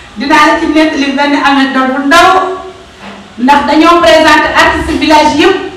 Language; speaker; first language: Wolof; non-native, local second language; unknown